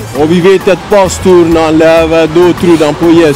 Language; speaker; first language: Swedish; non-native, learner; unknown